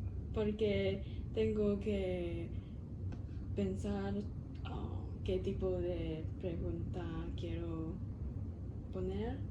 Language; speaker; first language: Spanish; non-native, learner; Cantonese